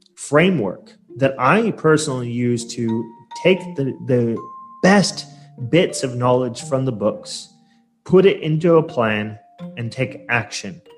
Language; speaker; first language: English; native; English